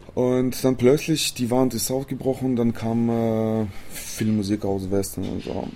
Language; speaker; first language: German; non-native, fluent; Romanian